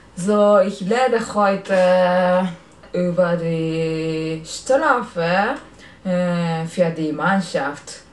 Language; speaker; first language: German; non-native, learner; Japanese